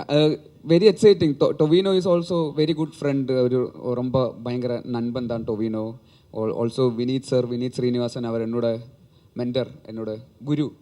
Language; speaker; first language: Tamil; non-native, learner; Malayalam